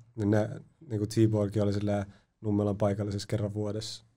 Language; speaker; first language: Finnish; native; Finnish